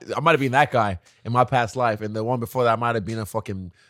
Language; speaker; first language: English; non-native, local second language; Yoruba